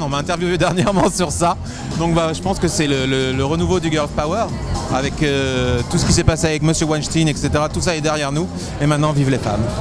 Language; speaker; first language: French; native; French